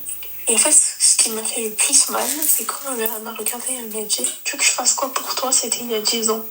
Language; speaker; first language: French; native; French